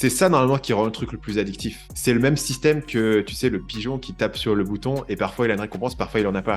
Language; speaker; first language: French; native; French